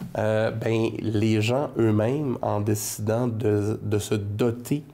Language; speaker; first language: French; native; French